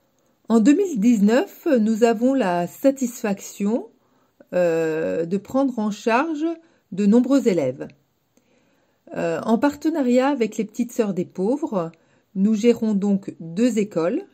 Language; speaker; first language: French; native; French